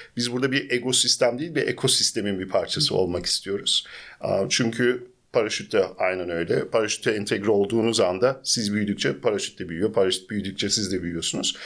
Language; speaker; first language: Turkish; early bilingual, heritage; Turkish